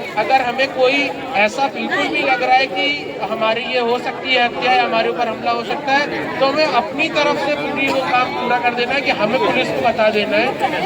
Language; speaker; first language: Hindi; native; Hindi